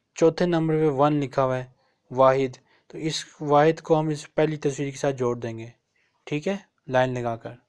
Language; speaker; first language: Urdu; native; Urdu